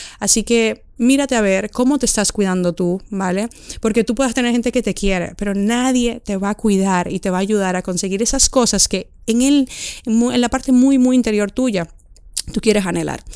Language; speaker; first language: Spanish; native; Spanish